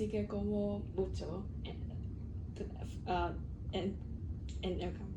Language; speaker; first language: Spanish; non-native, learner; Cantonese